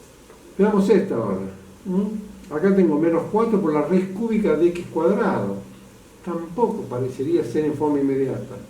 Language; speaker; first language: Spanish; native; Spanish